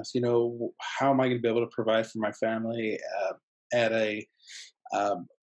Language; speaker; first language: English; early bilingual, other home language; Spanish